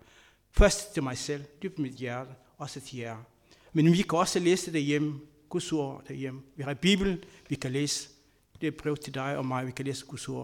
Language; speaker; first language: Danish; non-native, fluent; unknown